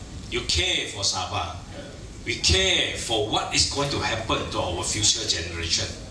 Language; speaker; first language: English; non-native, local second language; Chinese